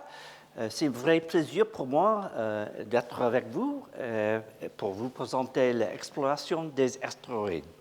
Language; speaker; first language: French; non-native, learner; English